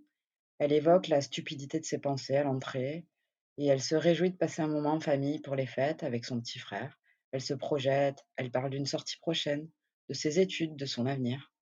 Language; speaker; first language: French; native; French